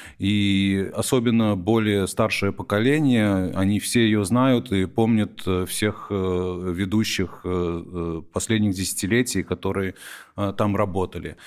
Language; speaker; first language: Russian; early bilingual, heritage; Russian